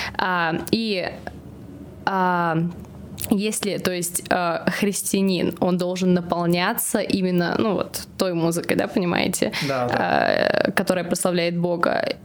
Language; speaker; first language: Russian; non-native, local second language; Armenian